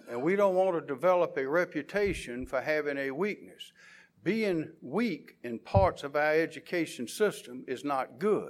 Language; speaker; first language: English; native; English